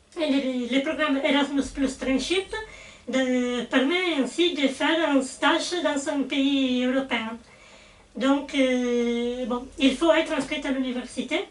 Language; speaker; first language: French; non-native, fluent; Italian